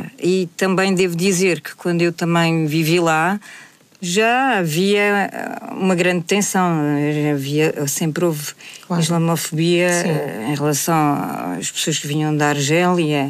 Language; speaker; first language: Portuguese; native; Portuguese